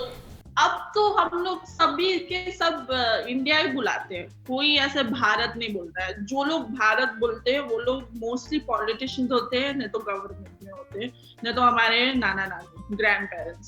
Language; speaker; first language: Hindi; non-native, local second language; Marathi